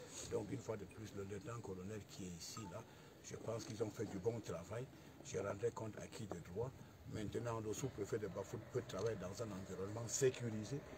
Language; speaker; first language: French; non-native, local second language; English